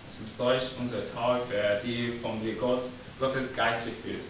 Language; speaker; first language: German; non-native, learner; English